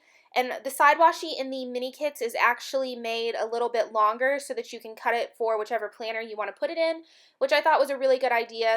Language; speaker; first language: English; native; English